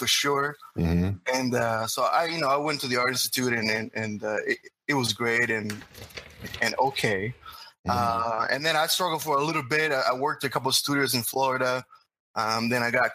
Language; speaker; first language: English; non-native, fluent; Spanish